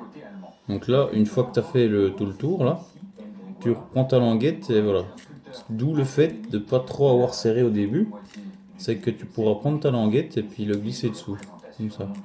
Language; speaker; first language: French; native; French